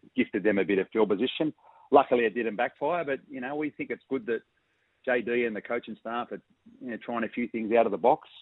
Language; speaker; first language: English; native; English